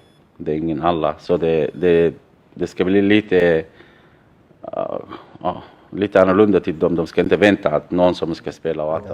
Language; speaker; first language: Swedish; non-native, fluent; Tigrinya